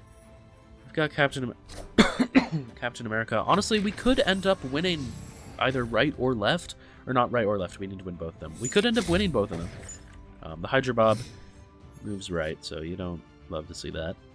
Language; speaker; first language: English; native; English